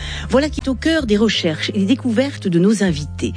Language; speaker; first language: French; native; French